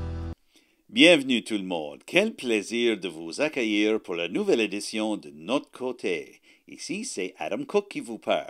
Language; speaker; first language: French; non-native, learner; English